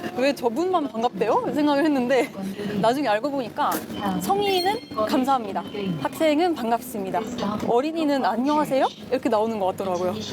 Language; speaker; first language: Korean; non-native, fluent; Swedish